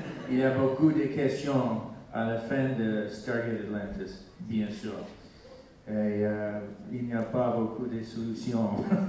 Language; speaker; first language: French; non-native, learner; English